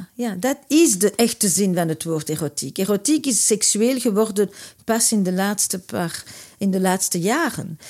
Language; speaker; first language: Dutch; native; Dutch